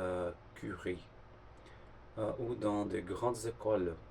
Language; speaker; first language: French; non-native, fluent; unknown